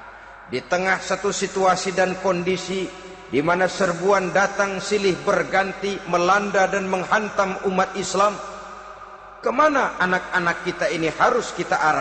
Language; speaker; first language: Indonesian; native; Indonesian